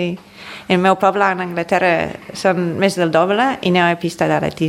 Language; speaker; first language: Catalan; non-native, fluent; English